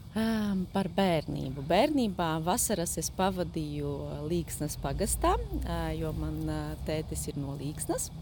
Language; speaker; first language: Latvian; non-native, local second language; Polish